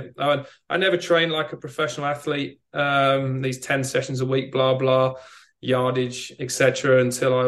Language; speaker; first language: English; native; English